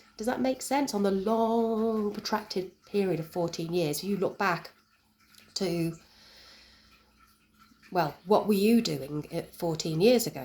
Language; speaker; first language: English; native; English